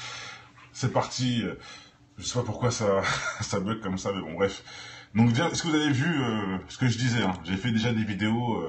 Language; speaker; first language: French; native; French